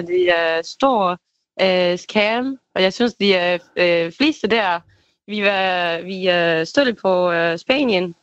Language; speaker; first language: Danish; non-native, learner; Spanish